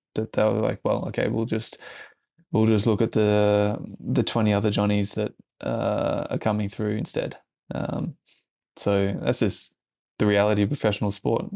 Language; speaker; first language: English; native; English